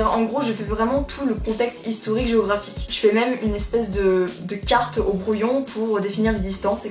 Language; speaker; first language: French; native; French